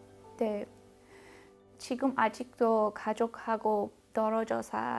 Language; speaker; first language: Korean; non-native, fluent; Persian